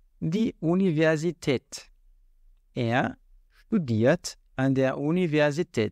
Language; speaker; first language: German; non-native, fluent; Portuguese